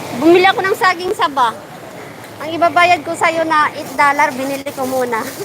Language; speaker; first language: Filipino; non-native, local second language; Waray